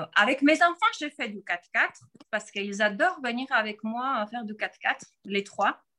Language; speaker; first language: French; non-native, fluent; Georgian